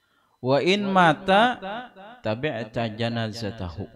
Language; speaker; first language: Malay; non-native, local second language; Banjar